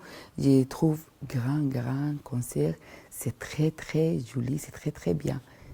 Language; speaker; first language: French; non-native, learner; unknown